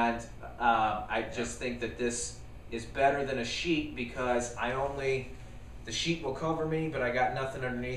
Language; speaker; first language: English; native; English